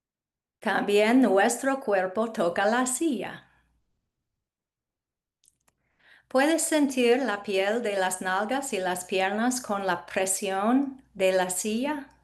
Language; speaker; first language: Spanish; non-native, fluent; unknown